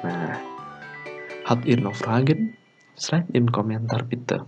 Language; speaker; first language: German; non-native, learner; Indonesian